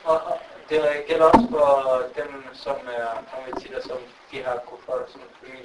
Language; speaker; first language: Danish; early bilingual, other home language; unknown